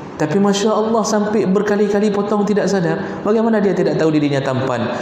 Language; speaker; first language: Malay; non-native, local second language; Achinese